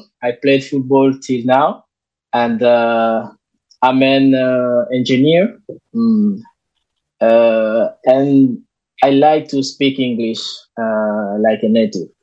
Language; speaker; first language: English; non-native, learner; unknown